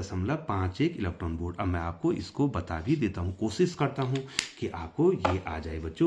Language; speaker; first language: Hindi; native; Hindi